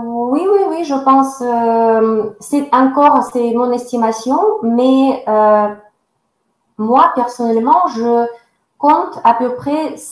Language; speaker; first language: French; non-native, fluent; Russian